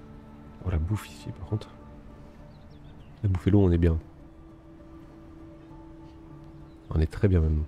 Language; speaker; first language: French; native; French